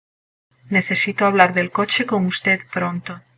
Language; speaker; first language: Spanish; non-native, learner; English